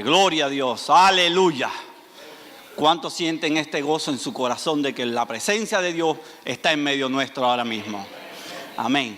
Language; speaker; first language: Spanish; native; Spanish